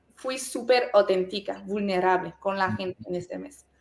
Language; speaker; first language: Spanish; non-native, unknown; French